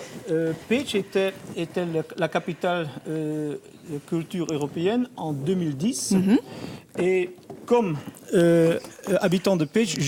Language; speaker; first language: French; non-native, fluent; Dutch